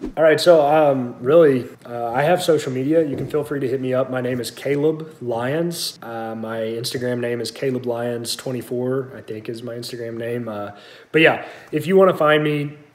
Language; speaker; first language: English; native; English